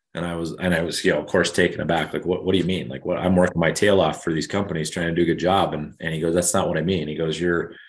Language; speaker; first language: English; native; English